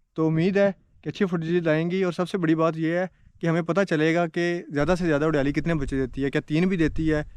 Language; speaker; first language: Urdu; non-native, local second language; Punjabi